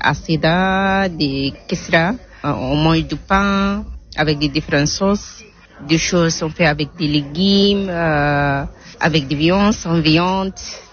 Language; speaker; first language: French; non-native, learner; Arabic